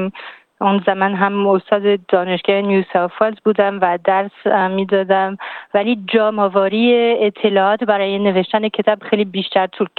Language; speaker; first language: Persian; non-native, fluent; French